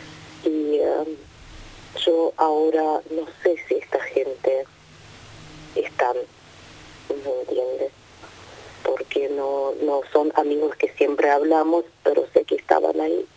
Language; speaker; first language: Spanish; non-native, fluent; Ukrainian